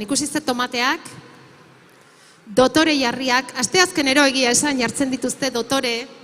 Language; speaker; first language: Basque; native; Basque